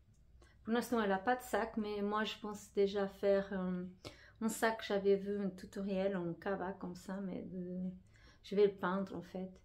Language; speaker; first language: French; non-native, fluent; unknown